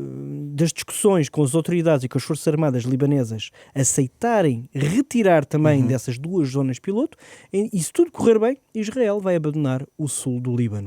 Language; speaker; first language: Portuguese; native; Portuguese